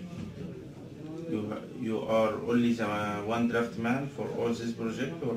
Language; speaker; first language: English; non-native, learner; Arabic